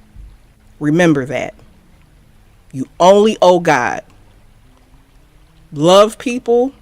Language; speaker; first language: English; native; English